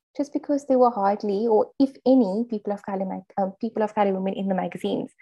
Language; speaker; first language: English; native; English